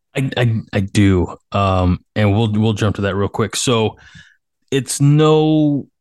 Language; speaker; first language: English; early bilingual, other home language; Slovak